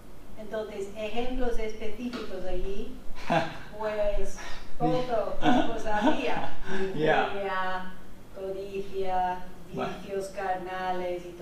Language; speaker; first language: Spanish; non-native, fluent; English